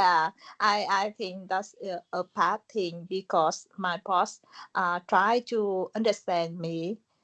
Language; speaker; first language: English; non-native, learner; Vietnamese